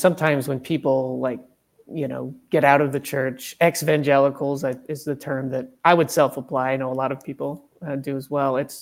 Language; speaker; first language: English; native; English